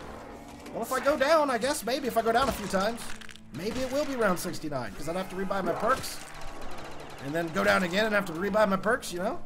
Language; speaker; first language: English; native; English